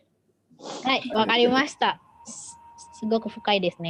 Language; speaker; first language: Japanese; non-native, learner; Indonesian